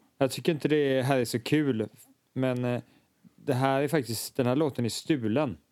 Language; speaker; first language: Swedish; native; Swedish